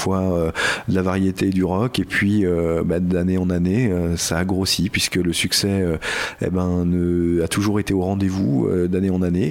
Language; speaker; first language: French; native; French